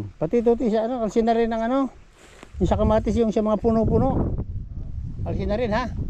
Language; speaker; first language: Filipino; native; Filipino